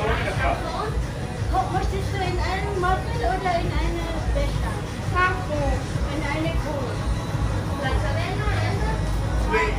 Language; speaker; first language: German; non-native, learner; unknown